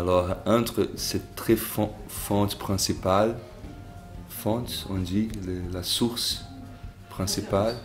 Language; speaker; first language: French; non-native, fluent; Portuguese